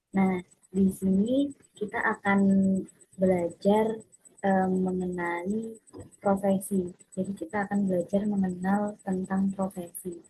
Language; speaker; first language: Indonesian; native; Indonesian